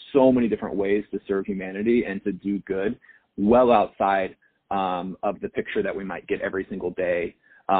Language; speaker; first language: English; native; English